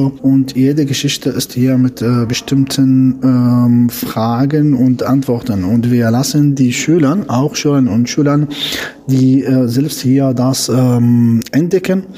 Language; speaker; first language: German; non-native, fluent; Arabic